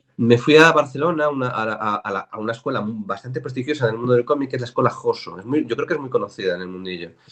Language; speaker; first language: Spanish; native; Spanish